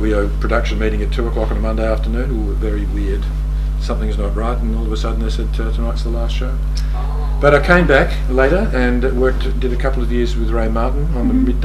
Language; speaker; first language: English; native; English